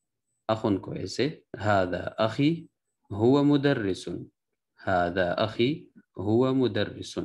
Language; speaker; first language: Arabic; non-native, fluent; Urdu